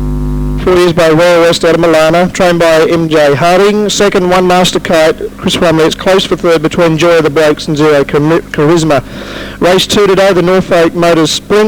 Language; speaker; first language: English; native; English